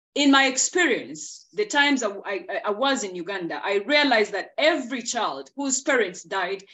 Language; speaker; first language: English; non-native, local second language; Ganda